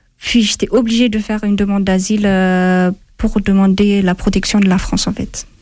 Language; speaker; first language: French; non-native, fluent; Amharic